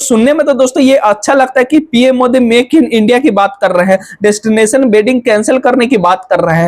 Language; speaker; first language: Hindi; native; Hindi